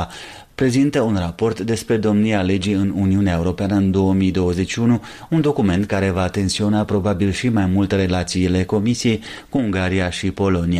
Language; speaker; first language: Romanian; native; Romanian